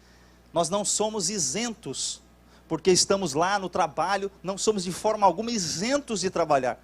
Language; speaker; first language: Portuguese; native; Portuguese